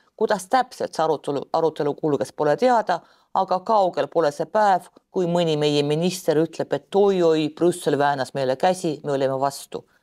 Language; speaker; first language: Estonian; non-native, local second language; Russian